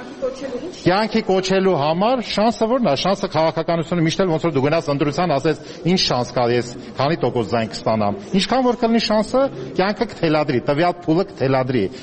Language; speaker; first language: Armenian; native; Armenian